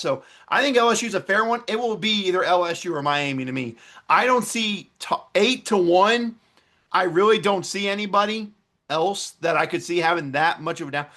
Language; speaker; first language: English; native; English